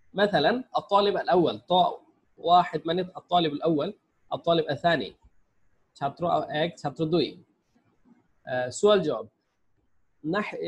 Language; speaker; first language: Arabic; non-native, fluent; Bangla